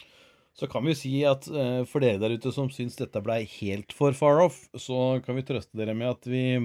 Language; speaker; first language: Norwegian; native; Norwegian